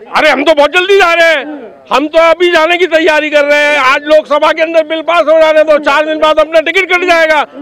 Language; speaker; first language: Hindi; native; Hindi